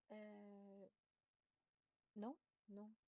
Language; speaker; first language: French; non-native, learner; Chinese